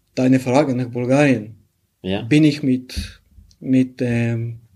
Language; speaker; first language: German; non-native, fluent; Bulgarian